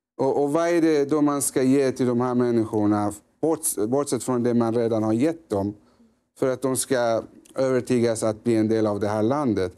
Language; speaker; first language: Swedish; early bilingual, other home language; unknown